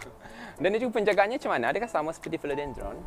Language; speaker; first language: Malay; native; Malay